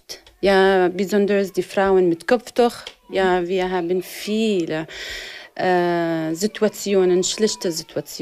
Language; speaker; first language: German; non-native, learner; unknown